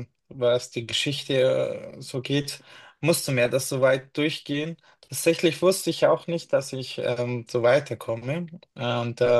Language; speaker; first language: German; non-native, fluent; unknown